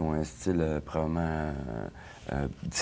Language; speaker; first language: French; native; French